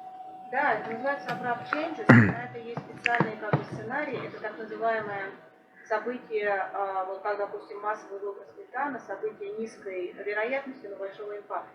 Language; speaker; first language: Russian; native; Russian